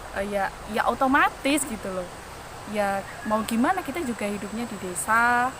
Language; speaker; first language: Indonesian; non-native, local second language; Javanese